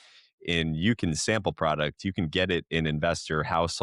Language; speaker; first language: English; native; English